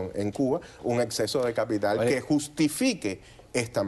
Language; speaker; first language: Spanish; native; Spanish